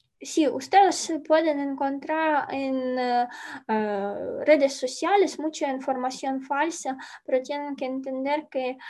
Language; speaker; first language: Spanish; non-native, learner; Ukrainian